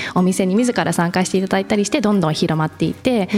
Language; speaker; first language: Japanese; early bilingual, heritage; Japanese